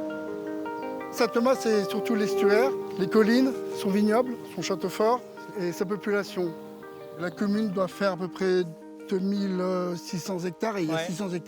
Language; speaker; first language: French; native; French